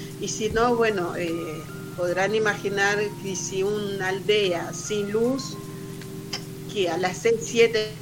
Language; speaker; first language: Spanish; non-native, fluent; Portuguese